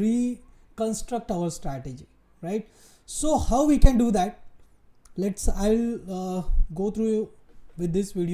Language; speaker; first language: English; non-native, local second language; Hindi